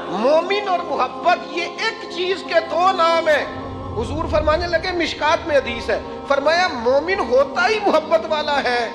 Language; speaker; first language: Urdu; non-native, local second language; Punjabi